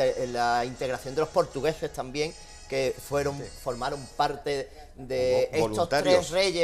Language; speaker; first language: Spanish; native; Spanish